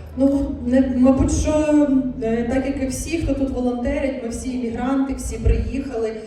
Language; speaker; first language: Ukrainian; non-native, local second language; Russian